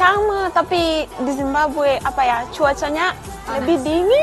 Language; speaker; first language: Indonesian; non-native, learner; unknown